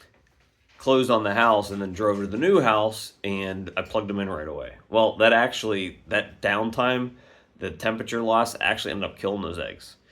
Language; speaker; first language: English; native; English